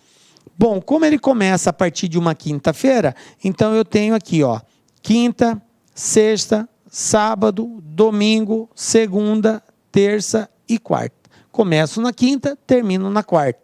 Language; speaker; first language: Portuguese; native; Portuguese